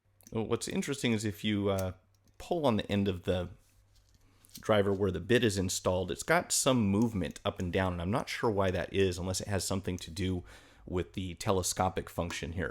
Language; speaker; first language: English; native; English